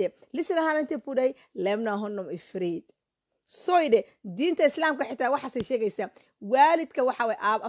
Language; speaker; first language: Swedish; non-native, fluent; Somali